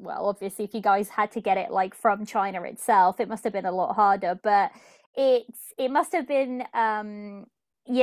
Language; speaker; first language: English; early bilingual, other home language; Portuguese